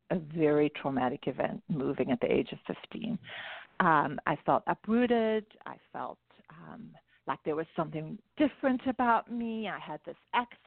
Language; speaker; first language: English; native; English